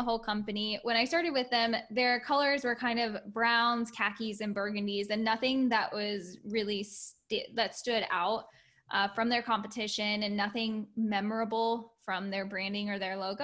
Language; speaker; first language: English; native; English